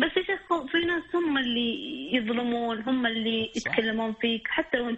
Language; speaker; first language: Arabic; native; Arabic